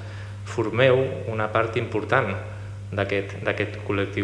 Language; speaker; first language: Catalan; native; Catalan